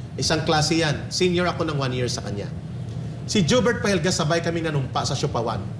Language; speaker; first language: Filipino; non-native, local second language; Hiligaynon